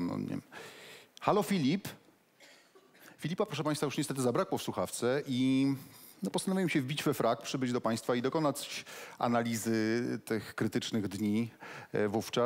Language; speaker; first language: Polish; native; Polish